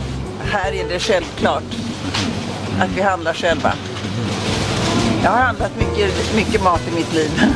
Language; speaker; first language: Swedish; native; Swedish